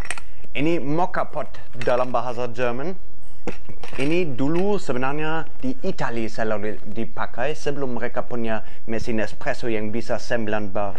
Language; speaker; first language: Indonesian; non-native, fluent; German